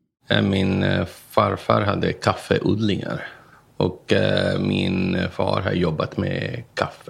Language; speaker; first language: Swedish; non-native, fluent; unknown